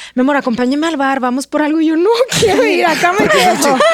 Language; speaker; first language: Spanish; non-native, fluent; Russian